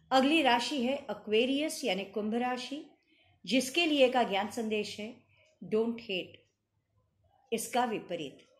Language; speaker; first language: Hindi; non-native, local second language; Marathi